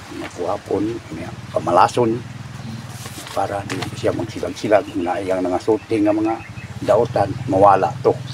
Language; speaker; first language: Cebuano; non-native, local second language; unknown